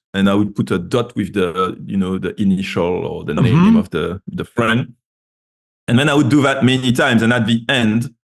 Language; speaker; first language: English; non-native, fluent; French